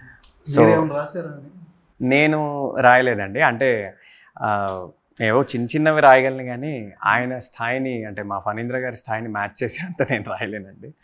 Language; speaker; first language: Telugu; native; Telugu